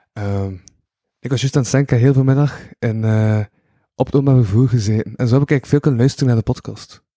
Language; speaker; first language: Dutch; native; Dutch